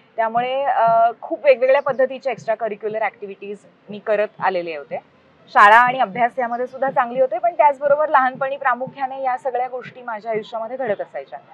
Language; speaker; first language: Marathi; native; Marathi